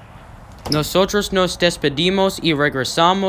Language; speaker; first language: Spanish; non-native, learner; English